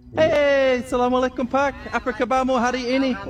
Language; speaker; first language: Indonesian; non-native, learner; English